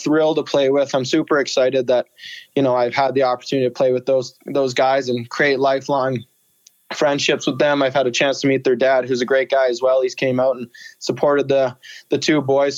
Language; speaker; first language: English; native; English